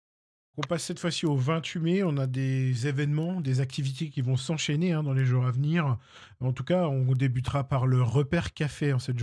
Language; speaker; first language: French; native; French